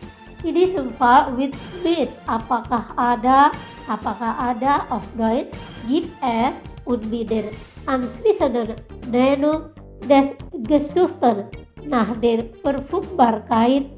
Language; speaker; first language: German; non-native, fluent; Indonesian